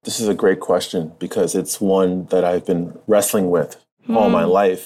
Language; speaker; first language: English; native; English